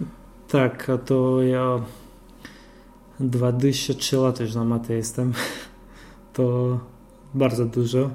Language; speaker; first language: Polish; non-native, fluent; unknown